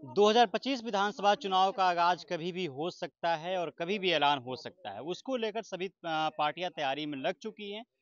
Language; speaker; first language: Hindi; native; Hindi